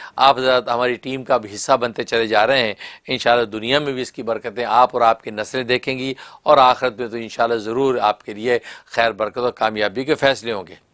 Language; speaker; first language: Urdu; native; Urdu